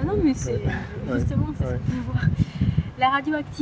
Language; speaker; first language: French; native; French